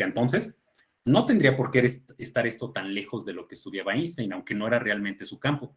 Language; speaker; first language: Spanish; native; Spanish